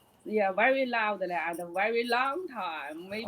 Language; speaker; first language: English; non-native, learner; Chinese